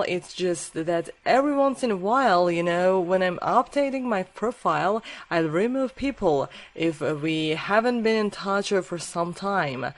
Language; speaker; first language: English; non-native, fluent; Persian